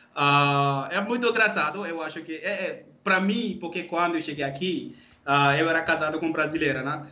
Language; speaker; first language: Portuguese; non-native, learner; Urdu